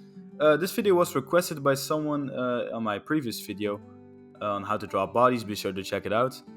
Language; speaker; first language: English; non-native, fluent; Dutch